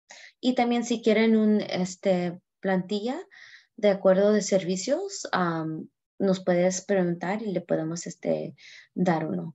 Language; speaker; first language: Spanish; early bilingual, heritage; Spanish